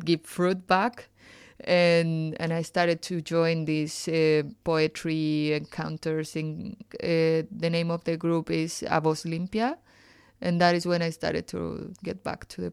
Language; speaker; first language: English; non-native, fluent; Spanish